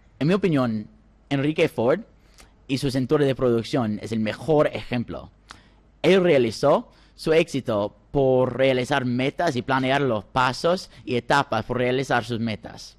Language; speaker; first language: Spanish; non-native, fluent; English